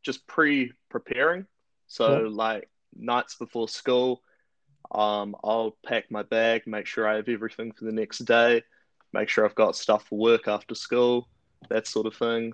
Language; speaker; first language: English; native; English